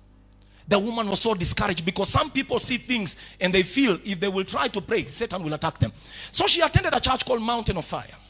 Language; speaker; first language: English; non-native, local second language; Swahili